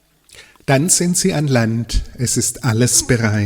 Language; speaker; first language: German; native; German